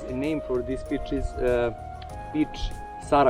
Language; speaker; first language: English; non-native, learner; Serbian